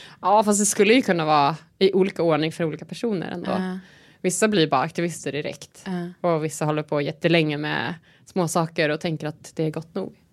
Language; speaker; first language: Swedish; native; Swedish